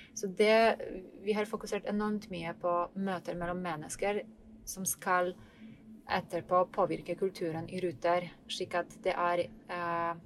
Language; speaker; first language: Norwegian; non-native, fluent; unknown